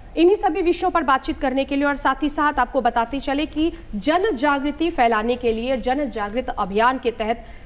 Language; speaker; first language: Hindi; native; Hindi